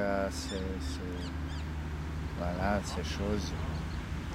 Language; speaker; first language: French; non-native, fluent; Serbian